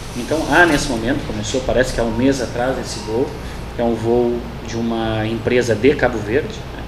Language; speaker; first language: Portuguese; native; Portuguese